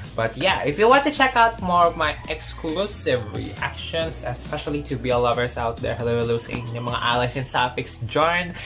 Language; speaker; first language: English; non-native, local second language; Filipino